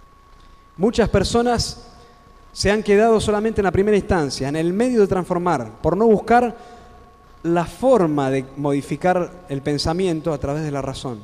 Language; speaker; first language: Spanish; native; Spanish